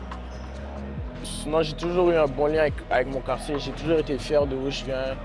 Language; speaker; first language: French; native; French